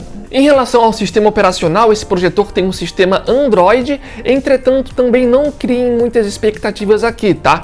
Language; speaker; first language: Portuguese; native; Portuguese